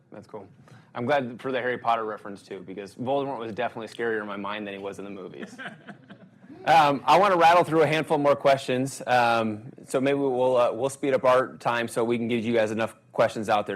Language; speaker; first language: English; native; English